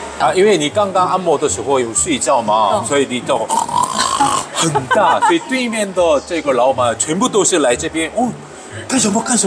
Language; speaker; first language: Chinese; non-native, learner; Korean